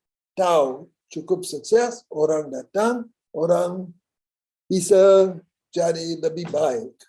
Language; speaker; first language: Indonesian; non-native, learner; English